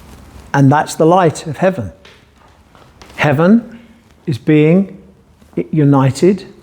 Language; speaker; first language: English; native; English